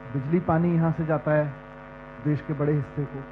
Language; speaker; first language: Hindi; native; Hindi